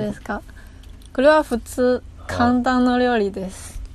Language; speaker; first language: Japanese; non-native, learner; Chinese